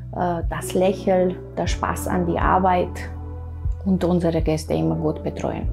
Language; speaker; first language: German; non-native, fluent; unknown